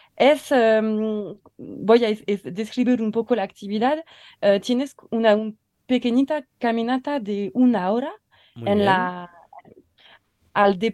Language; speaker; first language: Spanish; non-native, learner; French